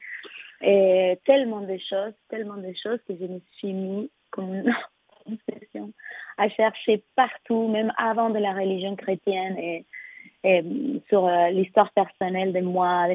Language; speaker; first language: French; non-native, fluent; Spanish